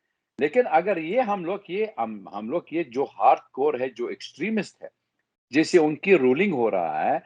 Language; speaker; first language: Hindi; non-native, fluent; Arabic